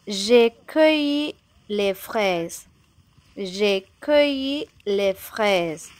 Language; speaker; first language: French; non-native, fluent; Tamil